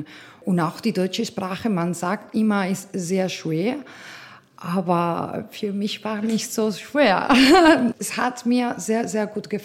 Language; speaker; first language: German; non-native, fluent; Spanish